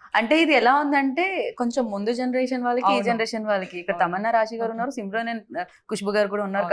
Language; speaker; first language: Telugu; native; Telugu